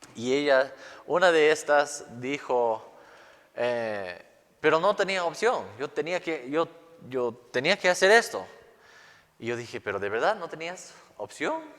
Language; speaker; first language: Spanish; non-native, fluent; English